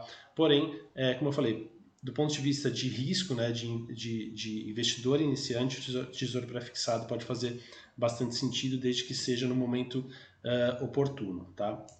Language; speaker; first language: Portuguese; native; Portuguese